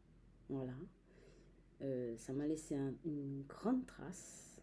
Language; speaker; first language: French; native; French